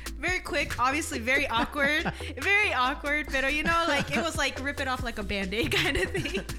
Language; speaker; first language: English; early bilingual, other home language; Spanish